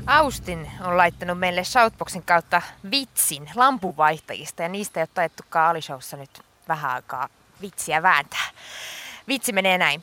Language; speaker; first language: Finnish; native; Finnish